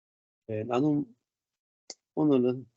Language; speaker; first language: Korean; native; Korean